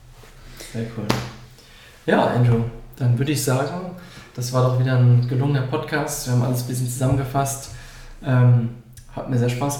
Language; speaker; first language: German; native; German